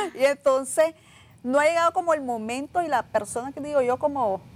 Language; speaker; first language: Spanish; native; Spanish